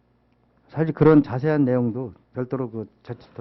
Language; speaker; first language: Korean; native; Korean